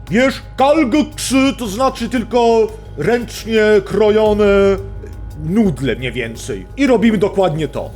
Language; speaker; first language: Polish; non-native, fluent; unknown